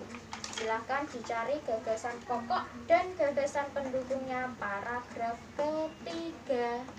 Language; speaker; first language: Indonesian; native; Indonesian